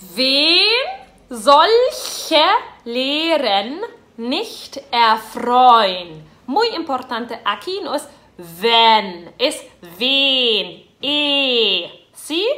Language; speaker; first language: Spanish; non-native, fluent; German